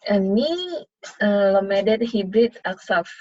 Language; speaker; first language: Hebrew; non-native, learner; Indonesian